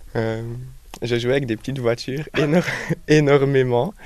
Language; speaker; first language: French; native; French